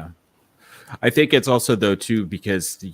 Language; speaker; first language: English; native; English